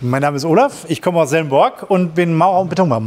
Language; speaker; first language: German; native; German